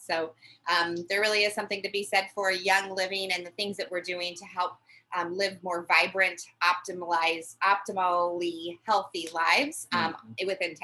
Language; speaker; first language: English; native; English